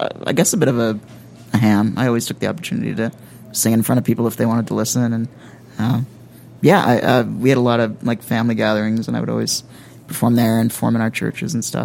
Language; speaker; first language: English; native; English